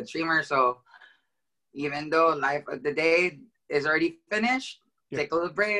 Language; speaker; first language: English; non-native, local second language; Filipino